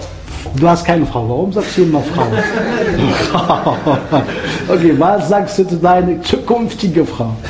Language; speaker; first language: German; non-native, fluent; Arabic